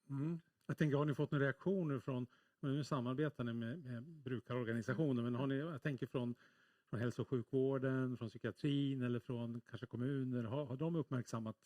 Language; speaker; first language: Swedish; native; Swedish